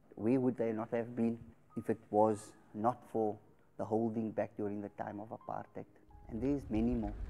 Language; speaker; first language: English; early bilingual, other home language; Afrikaans